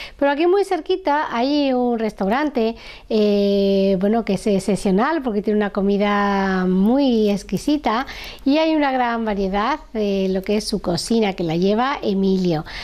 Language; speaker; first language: Spanish; native; Spanish